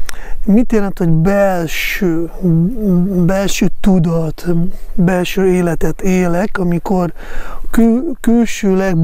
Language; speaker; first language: Hungarian; non-native, fluent; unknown